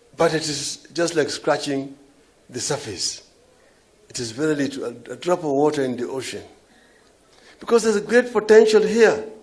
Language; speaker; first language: English; non-native, local second language; Luo (Kenya and Tanzania)